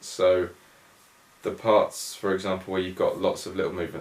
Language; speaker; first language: English; native; English